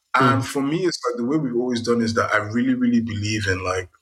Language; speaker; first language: English; non-native, local second language; Yoruba